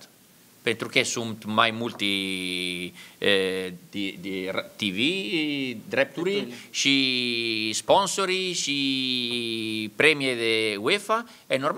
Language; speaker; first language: Romanian; non-native, learner; Italian